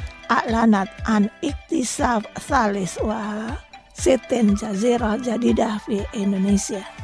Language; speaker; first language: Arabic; non-native, fluent; Indonesian